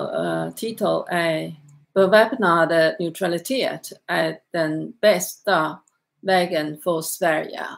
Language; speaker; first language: Swedish; non-native, learner; Chinese